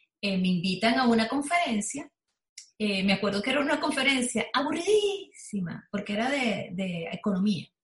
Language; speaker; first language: Spanish; native; Spanish